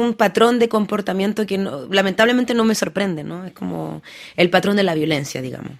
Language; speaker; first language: Spanish; early bilingual, heritage; French